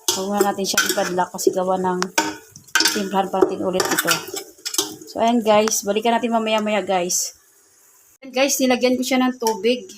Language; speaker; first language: Filipino; non-native, local second language; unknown